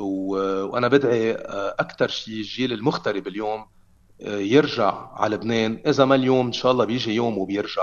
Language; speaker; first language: Arabic; native; Arabic